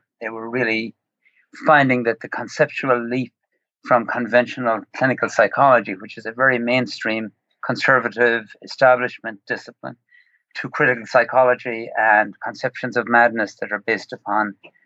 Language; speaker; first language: English; native; English